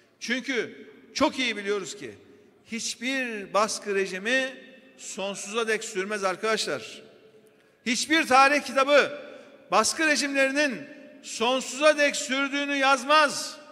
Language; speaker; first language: Turkish; native; Turkish